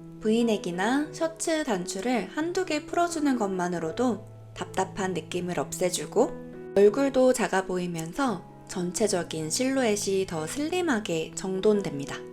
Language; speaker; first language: Korean; native; Korean